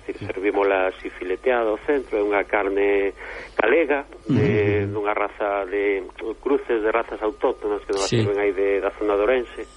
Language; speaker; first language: Galician; native; Galician